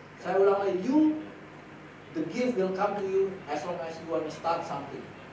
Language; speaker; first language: English; non-native, fluent; Indonesian